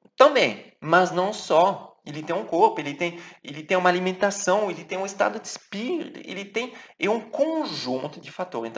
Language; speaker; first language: Portuguese; non-native, fluent; French